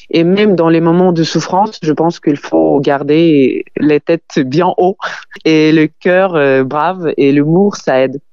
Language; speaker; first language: French; non-native, fluent; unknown